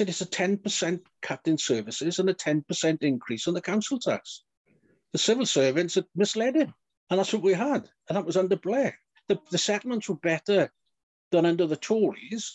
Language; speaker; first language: English; native; English